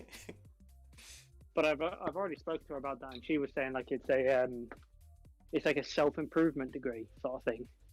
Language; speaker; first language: English; native; English